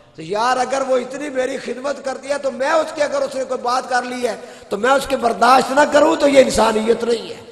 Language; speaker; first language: Urdu; non-native, local second language; Punjabi